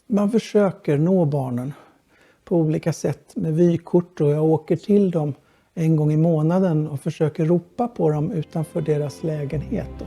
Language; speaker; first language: Swedish; non-native, fluent; Arabic